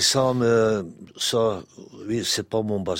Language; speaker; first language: French; non-native, local second language; Dutch